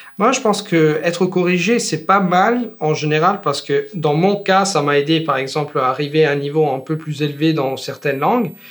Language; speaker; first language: French; non-native, fluent; Italian